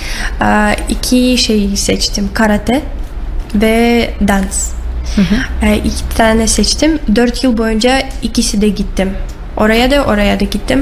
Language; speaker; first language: Turkish; non-native, learner; Russian